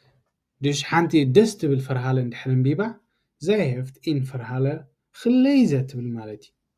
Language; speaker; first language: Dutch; non-native, learner; Tigrinya